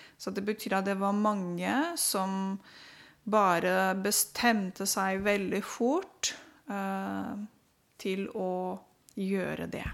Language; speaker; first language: Norwegian; non-native, fluent; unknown